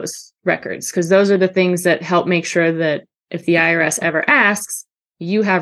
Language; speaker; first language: English; native; English